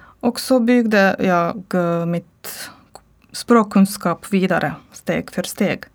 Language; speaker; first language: Swedish; non-native, learner; Croatian